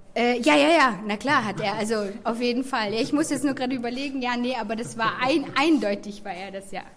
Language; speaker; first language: German; native; German